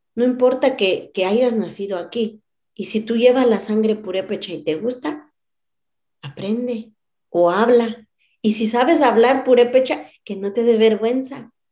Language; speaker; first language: Spanish; non-native, local second language; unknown